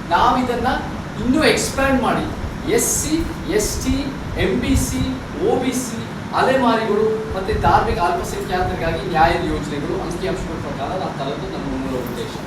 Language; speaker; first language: Kannada; early bilingual, heritage; Kannada